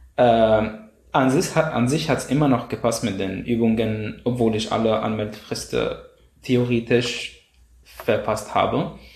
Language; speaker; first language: German; non-native, fluent; Arabic